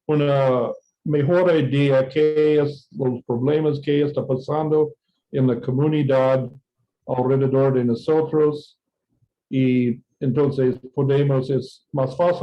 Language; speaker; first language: Spanish; non-native, fluent; English